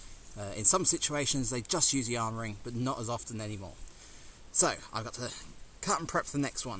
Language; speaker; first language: English; native; English